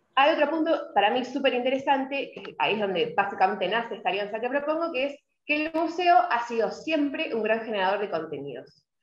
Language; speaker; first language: Spanish; native; Spanish